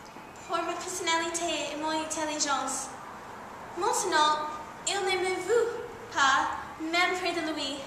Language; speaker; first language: French; non-native, learner; English